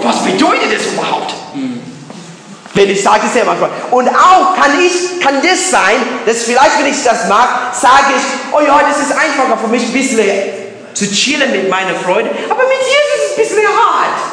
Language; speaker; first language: German; non-native, learner; English